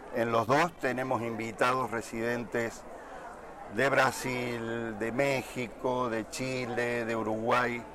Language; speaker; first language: Spanish; native; Spanish